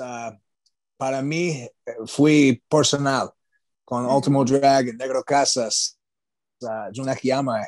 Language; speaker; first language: Spanish; non-native, learner; English